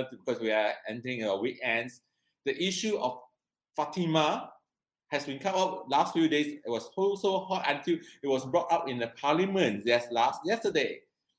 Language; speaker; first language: English; non-native, local second language; Cantonese